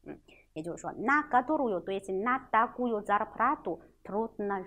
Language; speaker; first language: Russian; non-native, fluent; Chinese